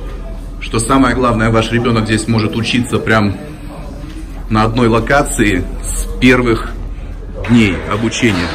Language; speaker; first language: Russian; native; Russian